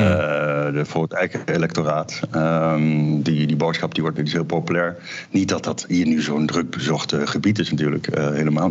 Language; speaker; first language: Dutch; native; Dutch